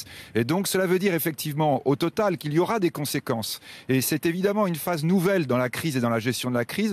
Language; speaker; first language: French; native; French